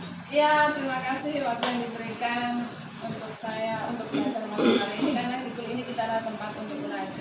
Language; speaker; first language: Indonesian; native; Indonesian